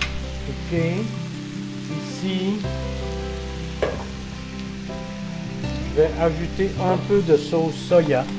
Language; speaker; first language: French; non-native, fluent; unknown